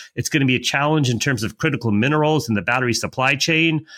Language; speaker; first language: English; native; English